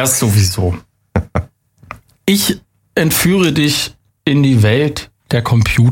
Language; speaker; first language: German; native; German